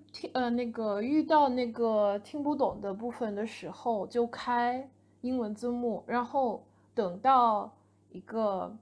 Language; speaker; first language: Chinese; non-native, fluent; English